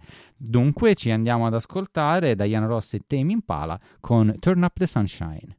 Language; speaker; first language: Italian; native; Italian